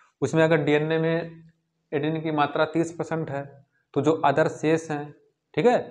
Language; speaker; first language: Hindi; native; Hindi